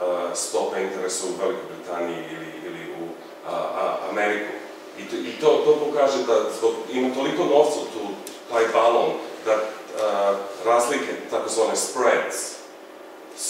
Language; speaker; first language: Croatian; non-native, fluent; English